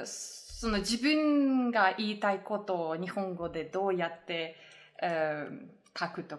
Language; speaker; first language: Japanese; non-native, fluent; Russian